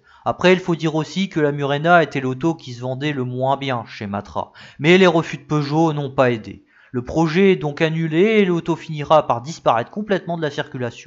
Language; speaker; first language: French; native; French